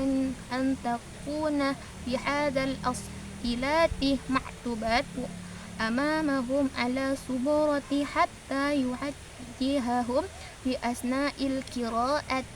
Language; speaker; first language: Arabic; non-native, learner; Indonesian